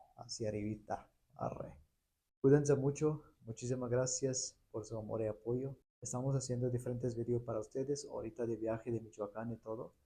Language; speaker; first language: Spanish; non-native, fluent; Urdu